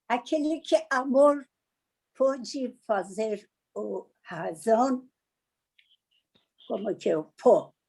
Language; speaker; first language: Portuguese; non-native, learner; Persian